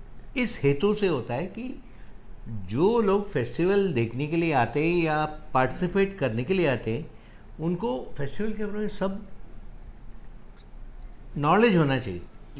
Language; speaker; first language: Hindi; non-native, local second language; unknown